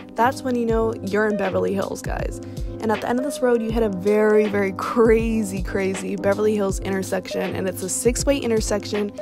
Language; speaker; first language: English; native; English